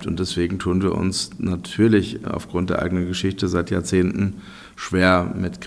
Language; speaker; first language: German; native; German